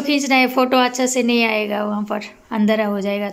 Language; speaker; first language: Hindi; non-native, local second language; Bangla